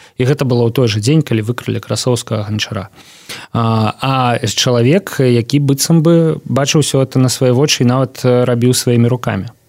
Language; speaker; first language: Belarusian; native; Belarusian